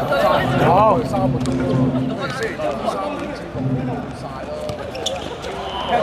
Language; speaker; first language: Chinese; native; Chinese